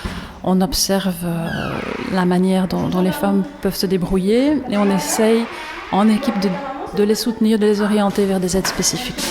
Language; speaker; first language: French; native; French